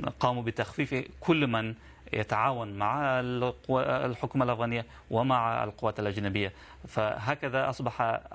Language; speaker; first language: Arabic; non-native, fluent; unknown